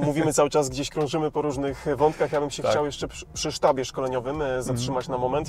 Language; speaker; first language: Polish; native; Polish